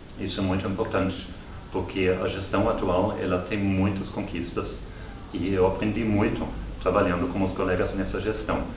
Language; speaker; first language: Portuguese; non-native, fluent; German